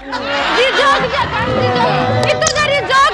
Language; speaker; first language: Indonesian; non-native, learner; Russian